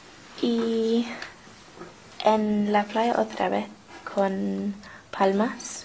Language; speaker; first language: Spanish; non-native, learner; English